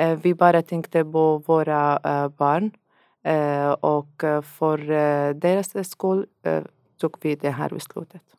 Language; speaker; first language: Swedish; non-native, learner; Arabic